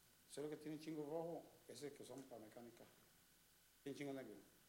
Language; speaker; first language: Spanish; native; Spanish